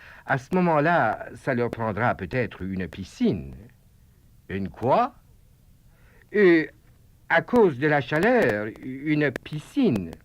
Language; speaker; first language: French; native; French